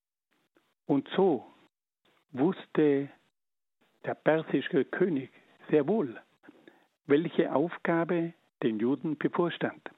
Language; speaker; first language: German; native; German